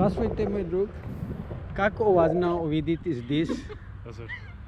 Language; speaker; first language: Russian; non-native, learner; Urdu